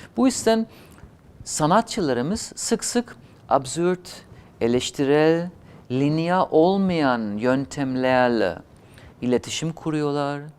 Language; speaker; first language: Turkish; non-native, fluent; German